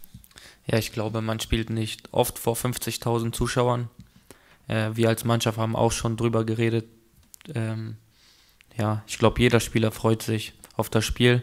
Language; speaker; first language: German; early bilingual, other home language; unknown